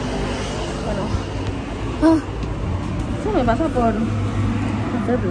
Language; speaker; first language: Spanish; early bilingual, other home language; Filipino